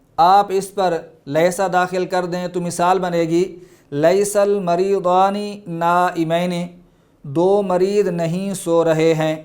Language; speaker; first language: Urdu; native; Urdu